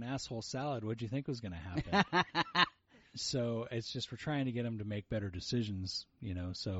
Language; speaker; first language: English; early bilingual, other home language; Portuguese